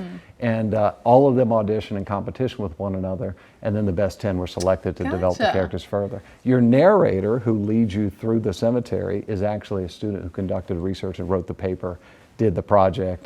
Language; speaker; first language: English; native; English